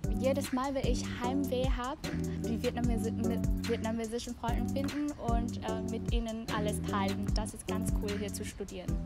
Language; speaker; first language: German; non-native, fluent; Vietnamese